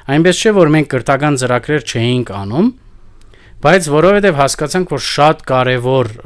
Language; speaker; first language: Armenian; early bilingual, heritage; Armenian